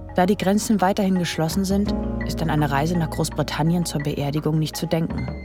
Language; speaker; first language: German; native; German